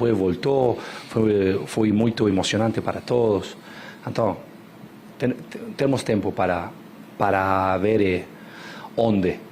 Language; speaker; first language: Portuguese; non-native, fluent; Spanish